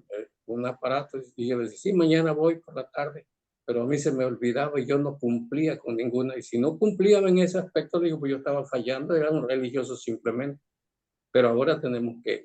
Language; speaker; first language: Spanish; native; Spanish